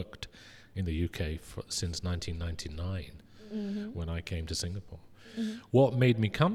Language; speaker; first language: English; native; English